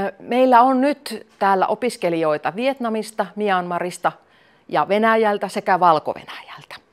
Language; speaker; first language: Finnish; native; Finnish